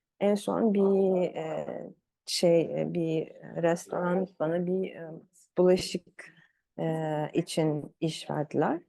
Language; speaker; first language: Turkish; early bilingual, other home language; Arabic